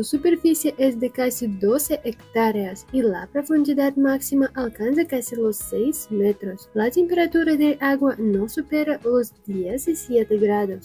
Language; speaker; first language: Spanish; non-native, fluent; Russian